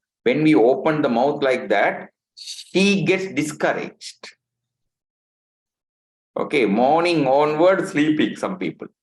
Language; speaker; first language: English; non-native, local second language; Tamil